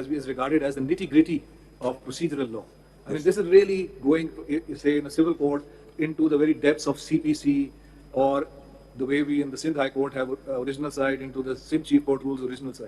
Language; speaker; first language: English; non-native, local second language; Urdu